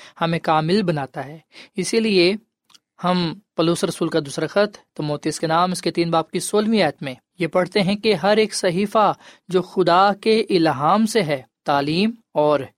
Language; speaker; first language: Urdu; non-native, local second language; Punjabi